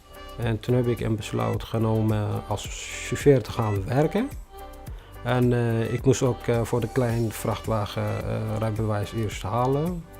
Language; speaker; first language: Dutch; non-native, fluent; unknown